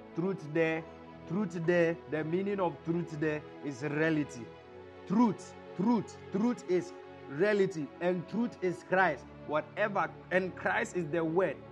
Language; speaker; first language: English; non-native, local second language; Akan